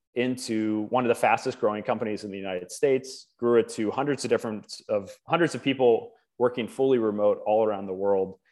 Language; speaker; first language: English; native; English